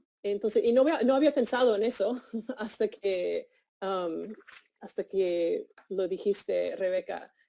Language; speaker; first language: Spanish; non-native, fluent; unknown